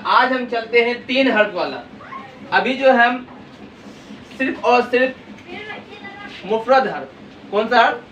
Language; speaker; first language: Hindi; native; Hindi